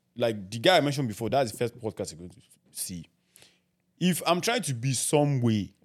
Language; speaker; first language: English; non-native, local second language; Yoruba